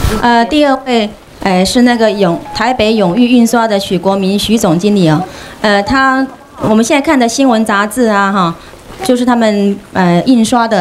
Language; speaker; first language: Chinese; native; Chinese